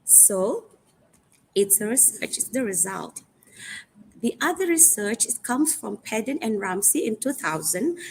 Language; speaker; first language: English; non-native, fluent; Indonesian